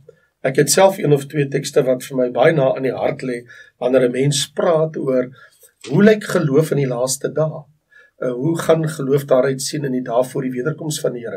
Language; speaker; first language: Afrikaans; native; Afrikaans